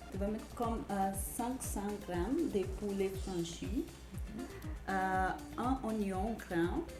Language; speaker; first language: French; non-native, learner; Portuguese